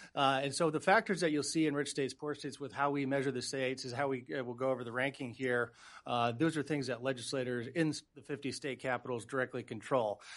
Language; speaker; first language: English; native; English